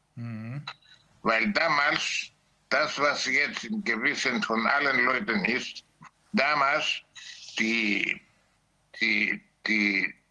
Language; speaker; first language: German; non-native, learner; Greek